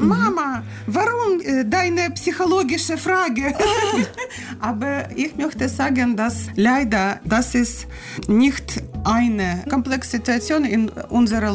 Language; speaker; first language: German; non-native, learner; Russian